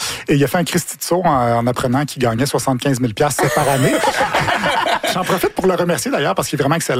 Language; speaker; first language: French; native; French